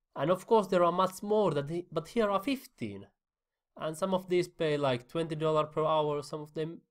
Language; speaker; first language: English; non-native, fluent; Finnish